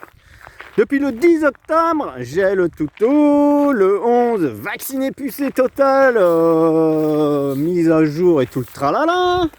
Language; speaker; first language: French; native; French